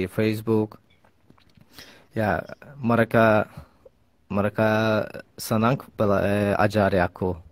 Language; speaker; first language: Indonesian; non-native, learner; Azerbaijani